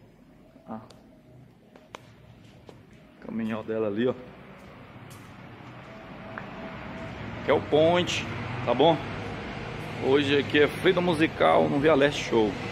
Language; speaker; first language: Portuguese; native; Portuguese